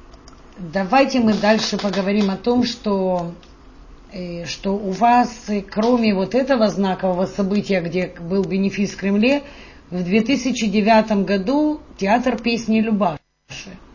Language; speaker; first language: Russian; native; Russian